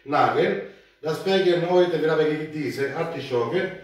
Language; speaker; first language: German; non-native, learner; Italian